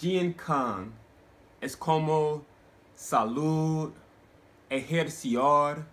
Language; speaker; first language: Spanish; non-native, learner; English